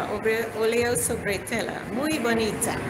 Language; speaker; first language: Spanish; non-native, learner; English